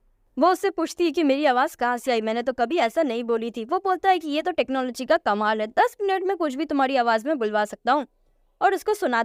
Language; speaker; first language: Hindi; native; Hindi